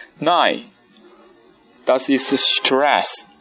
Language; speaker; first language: German; non-native, learner; Chinese